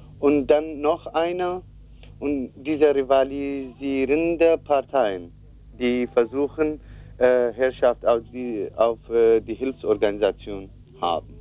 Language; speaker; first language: German; non-native, learner; Kurdish